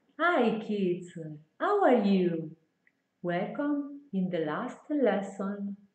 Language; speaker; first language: English; non-native, fluent; Italian